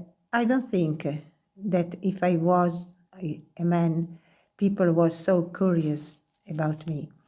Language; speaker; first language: English; non-native, learner; Italian